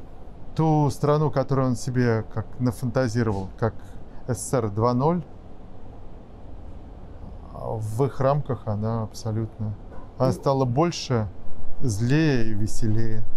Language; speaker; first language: Russian; native; Russian